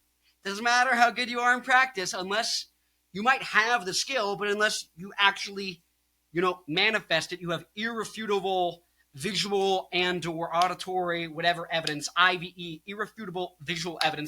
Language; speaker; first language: English; native; English